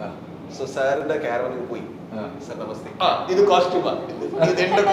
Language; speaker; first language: Malayalam; non-native, learner; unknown